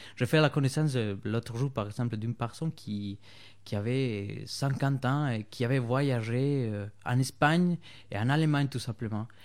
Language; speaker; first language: French; non-native, fluent; Spanish